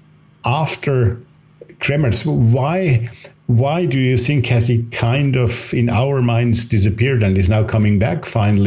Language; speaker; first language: English; non-native, fluent; German